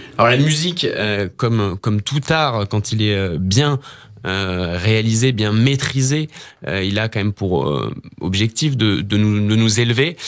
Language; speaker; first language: French; native; French